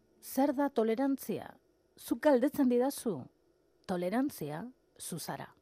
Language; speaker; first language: Basque; native; Basque